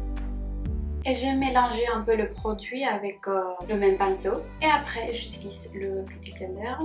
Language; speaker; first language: French; non-native, fluent; Spanish